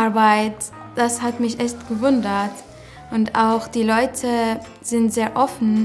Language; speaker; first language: German; non-native, learner; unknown